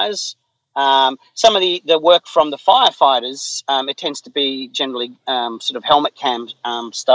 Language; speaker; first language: English; native; English